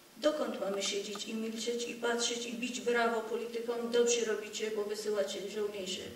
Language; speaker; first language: Polish; non-native, fluent; Persian